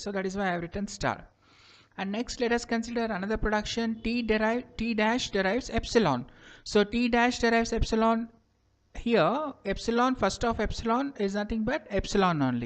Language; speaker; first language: English; non-native, local second language; Kannada